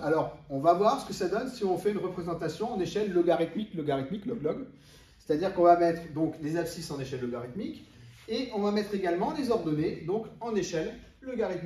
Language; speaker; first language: French; native; French